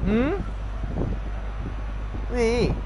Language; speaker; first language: Vietnamese; native; Vietnamese